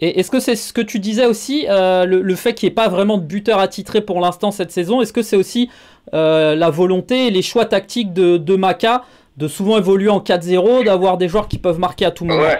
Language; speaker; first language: French; native; French